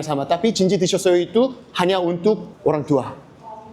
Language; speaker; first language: Indonesian; non-native, learner; Korean